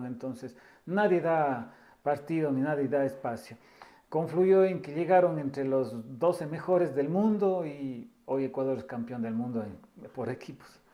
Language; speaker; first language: Spanish; native; Spanish